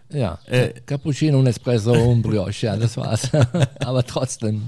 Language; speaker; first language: German; non-native, fluent; Italian